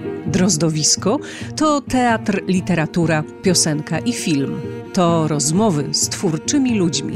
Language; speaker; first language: Polish; native; Polish